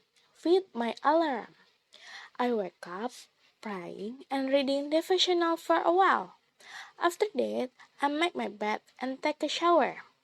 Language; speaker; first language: English; non-native, learner; Indonesian